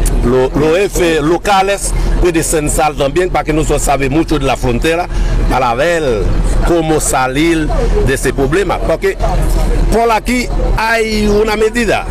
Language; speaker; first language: Spanish; non-native, local second language; Haitian Creole